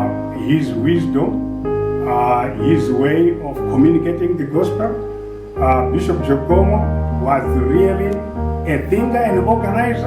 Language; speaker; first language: English; non-native, local second language; Shona